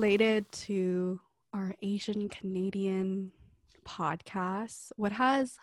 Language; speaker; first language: English; early bilingual, other home language; Cantonese